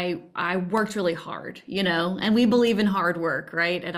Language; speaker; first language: English; native; English